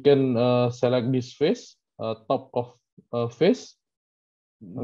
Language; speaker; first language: English; non-native, learner; Indonesian